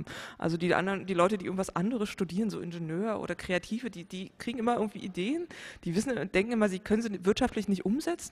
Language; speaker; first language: German; native; German